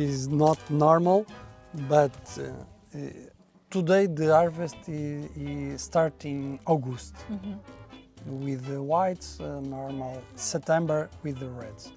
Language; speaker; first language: English; non-native, learner; Portuguese